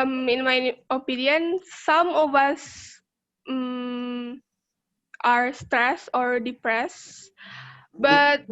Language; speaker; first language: English; non-native, learner; Indonesian